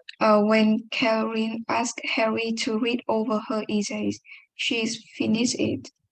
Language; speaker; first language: English; non-native, learner; Vietnamese